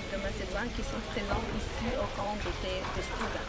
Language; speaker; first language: French; non-native, fluent; Macedonian